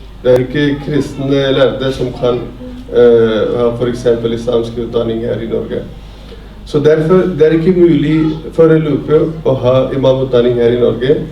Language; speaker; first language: Norwegian; non-native, fluent; Urdu